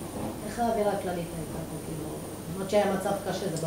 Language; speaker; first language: Hebrew; native; Hebrew